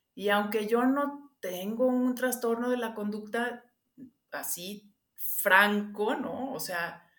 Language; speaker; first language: Spanish; non-native, local second language; English